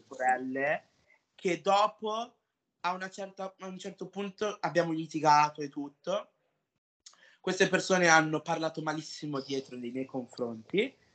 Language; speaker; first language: Italian; early bilingual, other home language; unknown